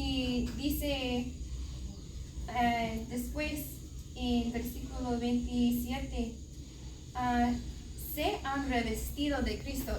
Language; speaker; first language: Spanish; non-native, learner; English